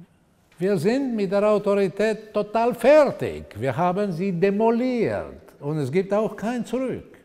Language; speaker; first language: German; non-native, fluent; Portuguese